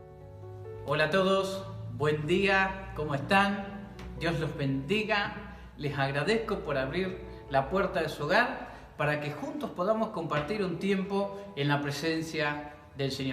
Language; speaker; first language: Spanish; native; Spanish